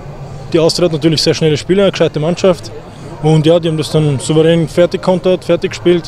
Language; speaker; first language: German; native; German